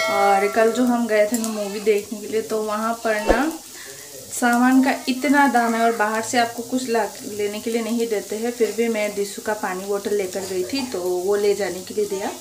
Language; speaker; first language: Hindi; non-native, local second language; Bangla